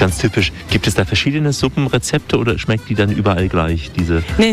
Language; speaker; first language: German; native; German